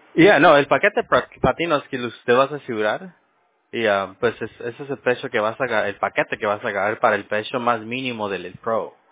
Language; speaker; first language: Spanish; early bilingual, heritage; Spanish